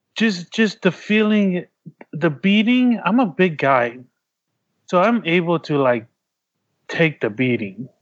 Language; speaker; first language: English; early bilingual, other home language; Tongan